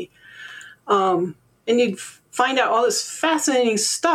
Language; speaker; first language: English; native; English